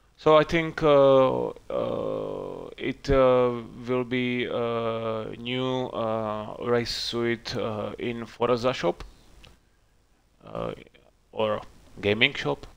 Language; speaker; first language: English; non-native, learner; Czech